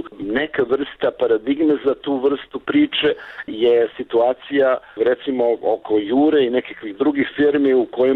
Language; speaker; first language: Serbian; native; Serbian